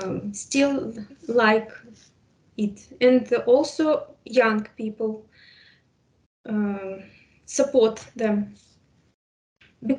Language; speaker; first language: English; non-native, fluent; Russian